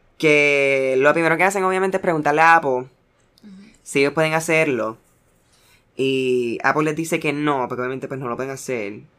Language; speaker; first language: Spanish; early bilingual, heritage; Spanish